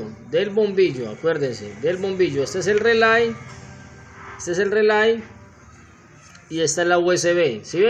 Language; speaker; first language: Spanish; native; Spanish